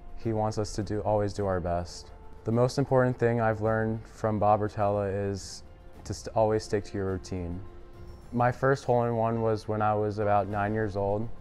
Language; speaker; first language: English; native; English